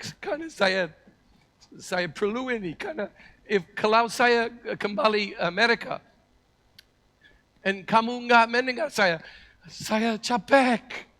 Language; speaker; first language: Indonesian; non-native, learner; English